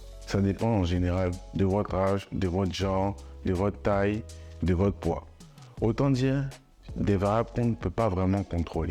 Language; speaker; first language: French; native; French